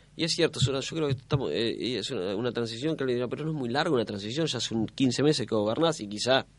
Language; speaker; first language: Spanish; native; Spanish